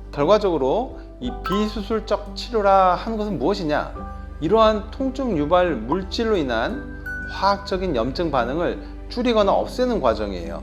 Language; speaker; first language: Korean; native; Korean